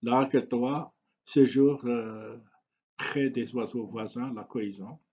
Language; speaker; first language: French; non-native, local second language; Arabic